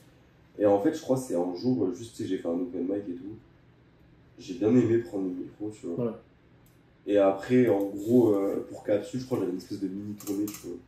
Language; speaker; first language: French; native; French